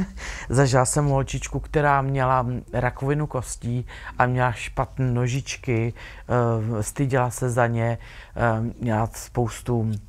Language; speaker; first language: Czech; native; Czech